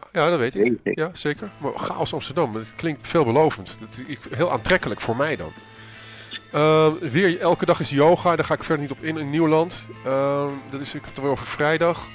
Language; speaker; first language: Dutch; native; Dutch